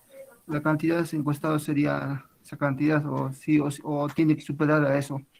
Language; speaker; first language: Spanish; native; Spanish